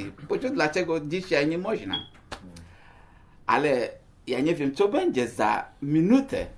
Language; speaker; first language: Polish; non-native, learner; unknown